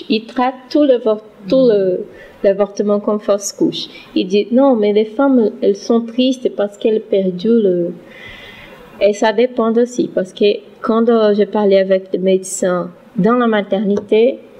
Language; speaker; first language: French; non-native, learner; Portuguese